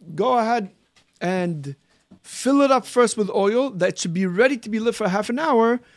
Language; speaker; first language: English; early bilingual, heritage; Arabic